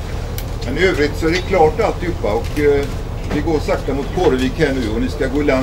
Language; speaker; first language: Swedish; native; Swedish